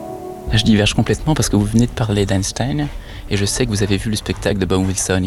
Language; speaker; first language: French; native; French